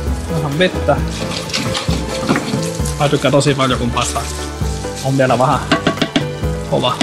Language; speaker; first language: Finnish; non-native, fluent; Italian